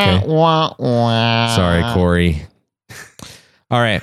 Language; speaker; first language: English; native; English